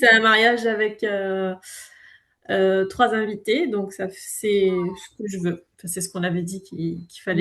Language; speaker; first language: French; native; French